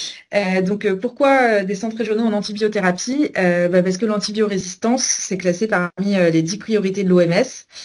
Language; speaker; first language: French; native; French